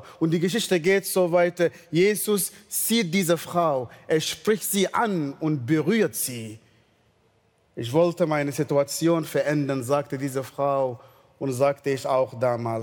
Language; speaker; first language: German; non-native, fluent; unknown